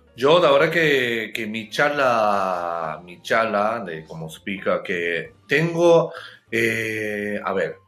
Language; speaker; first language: Spanish; non-native, fluent; Japanese